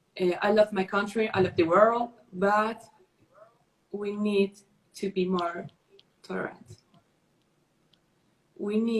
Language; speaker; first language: English; non-native, learner; Spanish